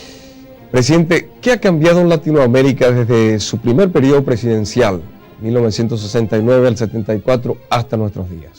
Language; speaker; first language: Spanish; native; Spanish